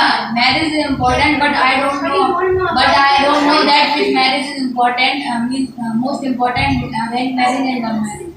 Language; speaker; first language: English; non-native, learner; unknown